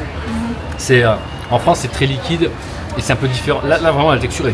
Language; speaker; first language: French; native; French